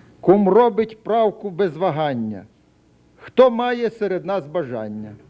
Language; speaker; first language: Ukrainian; native; Ukrainian